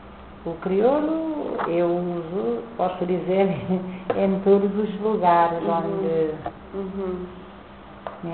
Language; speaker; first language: Portuguese; non-native, local second language; Kabuverdianu